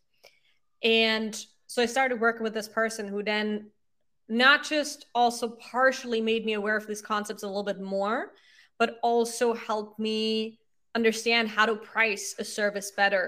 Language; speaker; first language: English; non-native, fluent; German